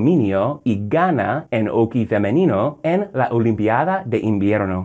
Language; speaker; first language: Spanish; non-native, fluent; English